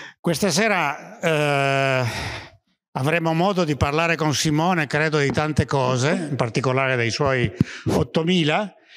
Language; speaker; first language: Italian; native; Italian